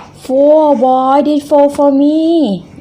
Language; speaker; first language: English; non-native, learner; Thai